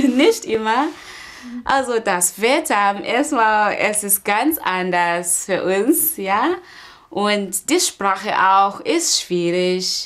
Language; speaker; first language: German; non-native, learner; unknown